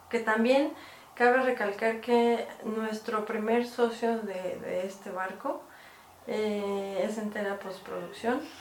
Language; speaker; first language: Spanish; native; Spanish